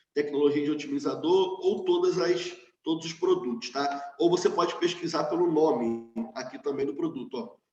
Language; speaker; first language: Portuguese; native; Portuguese